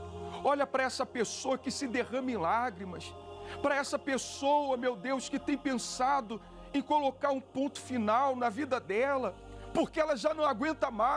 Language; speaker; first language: Portuguese; native; Portuguese